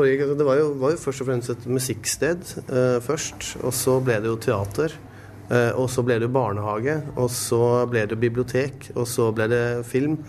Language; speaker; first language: Norwegian; native; Norwegian